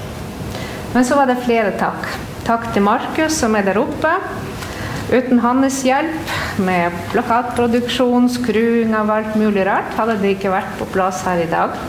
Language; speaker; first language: Norwegian; non-native, fluent; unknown